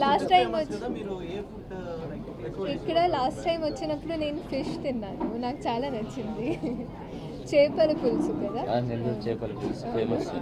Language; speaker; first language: Telugu; non-native, fluent; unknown